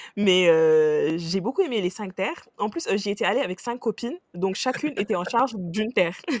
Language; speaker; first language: French; non-native, local second language; Wolof